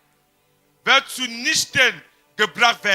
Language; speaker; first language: German; non-native, fluent; French